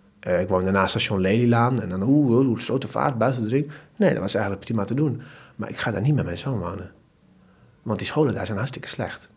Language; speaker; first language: Dutch; early bilingual, other home language; Turkish